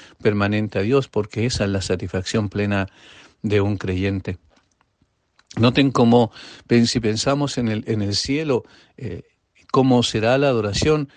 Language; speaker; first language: Spanish; native; Spanish